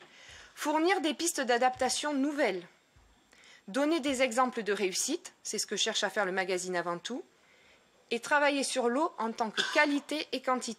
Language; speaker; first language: French; native; French